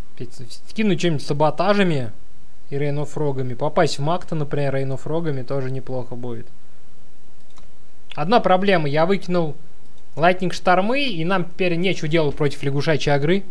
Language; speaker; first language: Russian; native; Russian